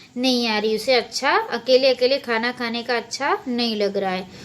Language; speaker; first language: Hindi; non-native, local second language; Gujarati